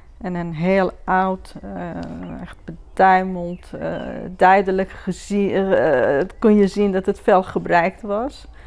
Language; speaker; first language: Dutch; non-native, fluent; Persian